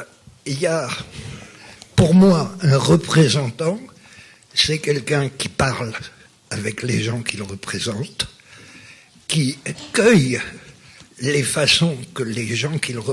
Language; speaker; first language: French; native; French